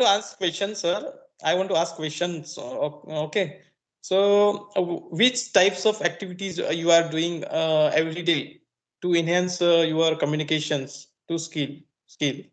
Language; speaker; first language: English; non-native, learner; Marathi